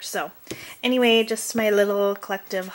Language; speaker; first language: English; native; English